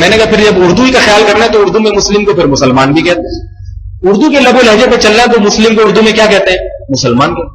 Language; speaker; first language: Urdu; native; Urdu